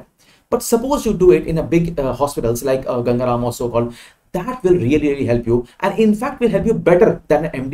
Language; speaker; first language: English; non-native, local second language; Hindi